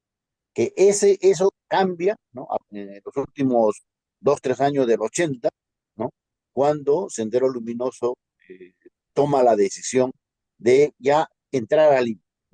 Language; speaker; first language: Spanish; native; Spanish